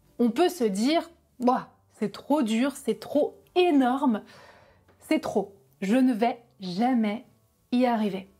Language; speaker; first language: French; native; French